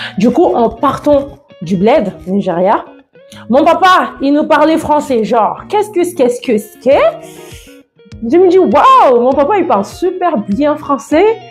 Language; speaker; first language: French; non-native, fluent; Yoruba